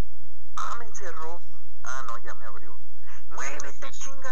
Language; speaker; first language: Spanish; native; Spanish